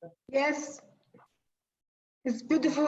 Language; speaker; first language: English; non-native, fluent; Italian